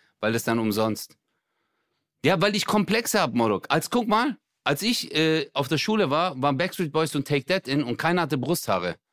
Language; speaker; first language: German; early bilingual, other home language; Turkish